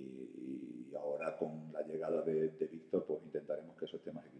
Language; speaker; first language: Spanish; native; Spanish